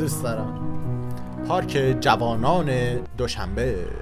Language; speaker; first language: Persian; native; Persian